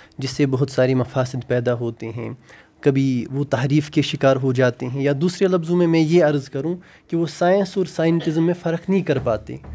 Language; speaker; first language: Urdu; non-native, local second language; Kashmiri